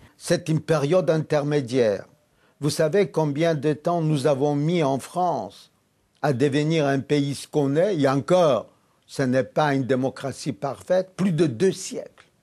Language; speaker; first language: French; non-native, fluent; Polish